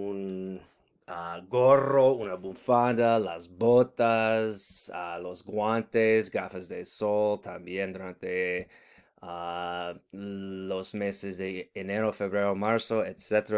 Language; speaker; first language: Spanish; non-native, fluent; English